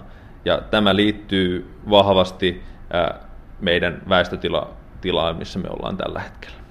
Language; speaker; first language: Finnish; native; Finnish